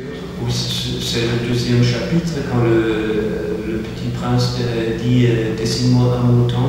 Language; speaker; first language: French; non-native, fluent; German